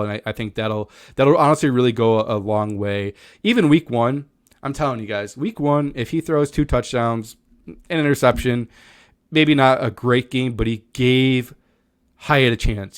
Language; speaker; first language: English; native; English